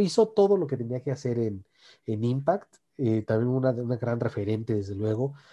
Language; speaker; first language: Spanish; native; Spanish